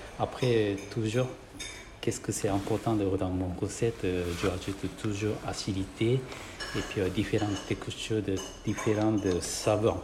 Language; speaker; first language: French; non-native, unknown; Japanese